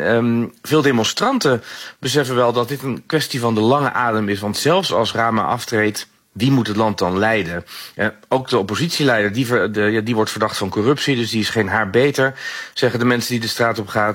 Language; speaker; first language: Dutch; native; Dutch